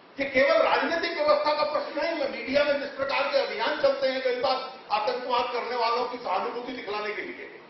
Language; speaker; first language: Hindi; native; Hindi